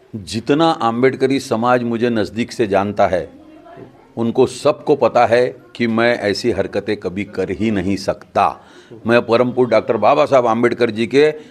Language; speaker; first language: Hindi; non-native, local second language; Sindhi